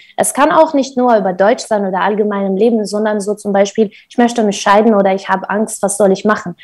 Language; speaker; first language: German; non-native, fluent; Kurdish